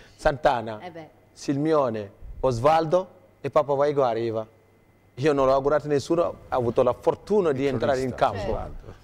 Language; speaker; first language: Italian; non-native, fluent; Wolof